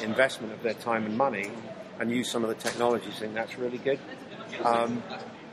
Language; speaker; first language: English; native; English